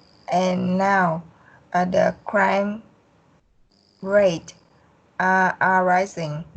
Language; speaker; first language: English; non-native, learner; Vietnamese